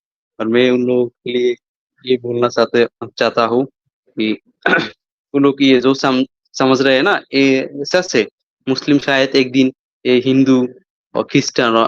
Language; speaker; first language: Hindi; non-native, fluent; Bangla